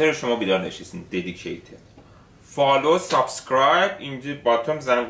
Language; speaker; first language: Persian; native; Persian